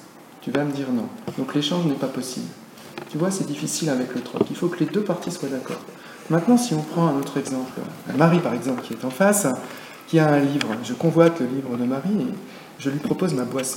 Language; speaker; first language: French; native; French